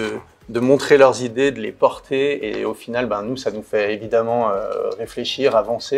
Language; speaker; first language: French; native; French